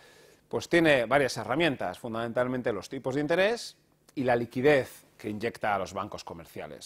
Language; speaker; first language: Spanish; native; Spanish